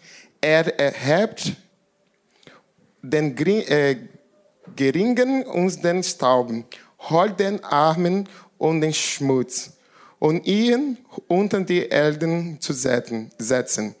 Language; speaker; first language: German; non-native, learner; Portuguese